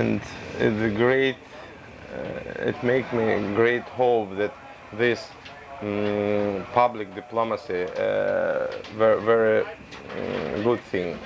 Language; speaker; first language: English; non-native, learner; Russian